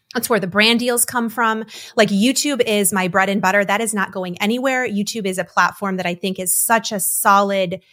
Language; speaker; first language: English; native; English